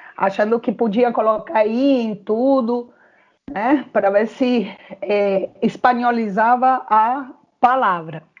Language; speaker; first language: Portuguese; non-native, fluent; Spanish